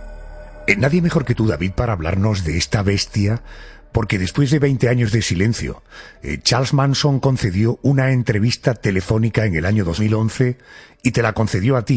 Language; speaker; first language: Spanish; native; Spanish